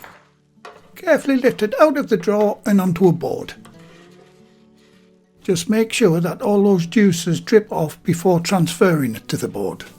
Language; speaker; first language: English; native; English